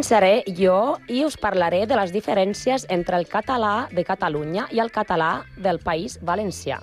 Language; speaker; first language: Catalan; non-native, learner; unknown